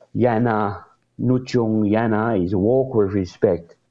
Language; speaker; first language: English; native; English